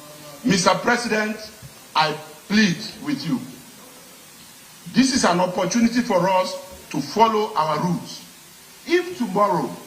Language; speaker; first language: English; non-native, local second language; Yoruba